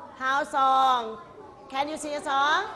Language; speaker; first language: English; non-native, learner; Thai